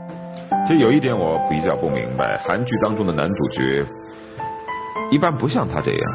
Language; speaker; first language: Chinese; native; Chinese